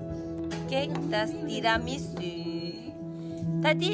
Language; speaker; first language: Dutch; non-native, learner; Tibetan